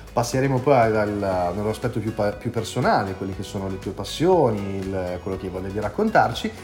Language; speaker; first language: Italian; native; Italian